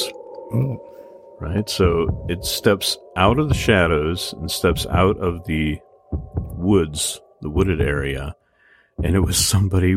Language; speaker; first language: English; native; English